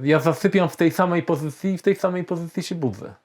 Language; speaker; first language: Polish; native; Polish